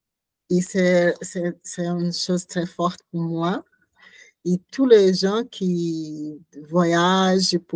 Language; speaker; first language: French; non-native, learner; Portuguese